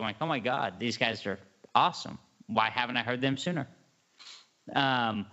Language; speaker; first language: English; native; English